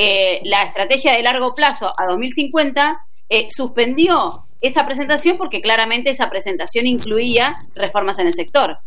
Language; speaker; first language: Spanish; native; Spanish